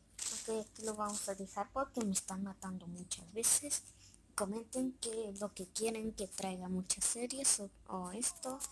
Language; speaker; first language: Spanish; native; Spanish